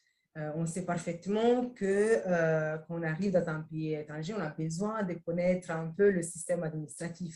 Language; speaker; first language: French; non-native, fluent; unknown